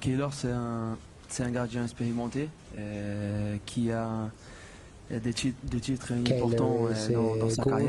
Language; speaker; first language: French; non-native, fluent; Portuguese